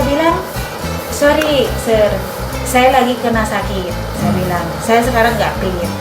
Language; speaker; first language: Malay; non-native, local second language; Sundanese